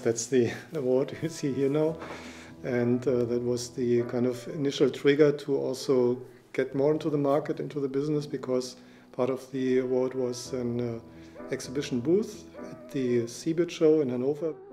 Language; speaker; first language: English; non-native, fluent; German